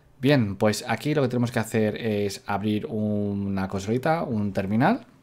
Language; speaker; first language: Spanish; native; Spanish